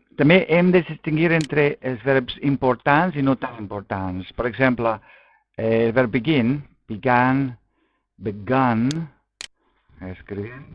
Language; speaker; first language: Catalan; non-native, local second language; Spanish